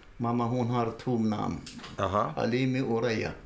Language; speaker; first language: Swedish; non-native, learner; Arabic